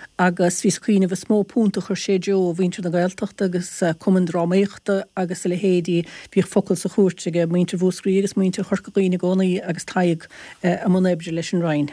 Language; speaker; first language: Irish; native; Irish